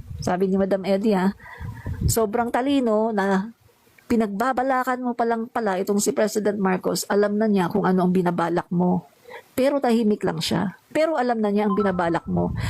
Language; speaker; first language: Filipino; non-native, local second language; Cebuano